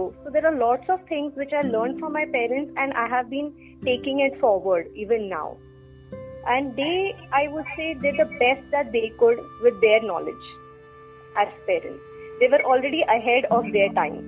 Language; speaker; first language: English; non-native, local second language; Hindi